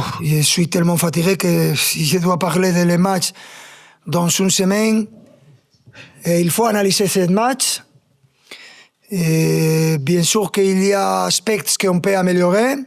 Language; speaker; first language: French; non-native, fluent; Spanish